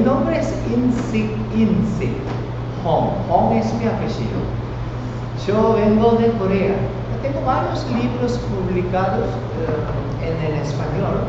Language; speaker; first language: Spanish; non-native, fluent; Korean